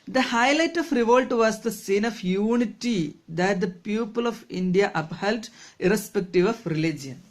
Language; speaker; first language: English; non-native, local second language; Malayalam